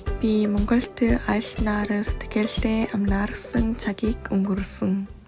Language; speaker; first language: Mongolian; non-native, learner; Korean